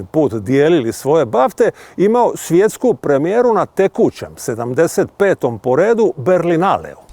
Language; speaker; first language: Bosnian; native; Bosnian